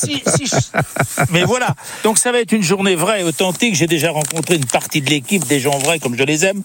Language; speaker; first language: French; native; French